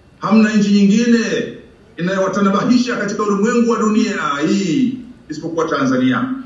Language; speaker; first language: Swahili; native; Swahili